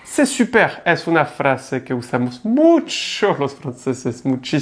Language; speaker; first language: Spanish; non-native, fluent; French